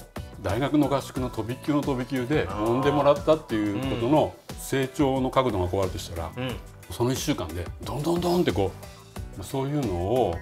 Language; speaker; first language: Japanese; native; Japanese